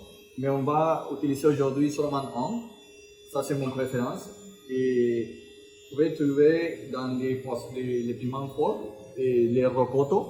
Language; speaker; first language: French; non-native, fluent; Spanish